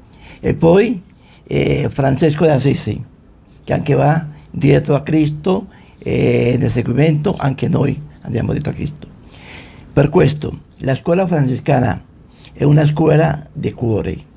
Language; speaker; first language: Italian; non-native, fluent; Spanish